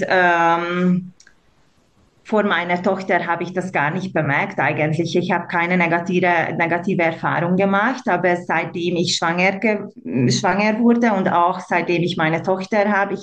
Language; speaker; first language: German; non-native, local second language; Hungarian